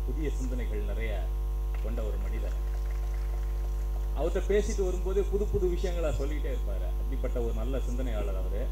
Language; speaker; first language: Tamil; native; Tamil